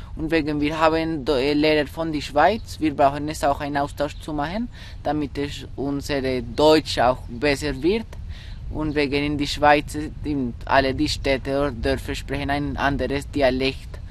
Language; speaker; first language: German; non-native, learner; Spanish